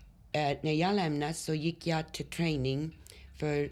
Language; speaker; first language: Swedish; early bilingual, heritage; Swedish